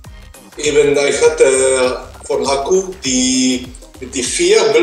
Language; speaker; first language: German; non-native, learner; Dutch